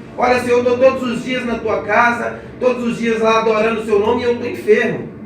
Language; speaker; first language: Portuguese; native; Portuguese